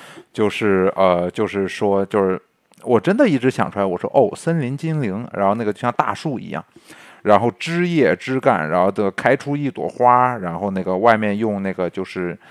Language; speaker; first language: Chinese; native; Chinese